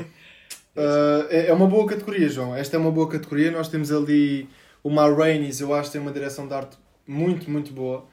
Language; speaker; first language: Portuguese; native; Portuguese